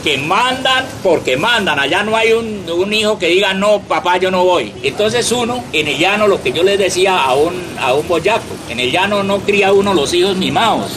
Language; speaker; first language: Spanish; native; Spanish